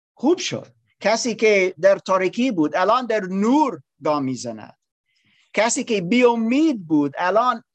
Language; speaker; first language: Persian; non-native, learner; English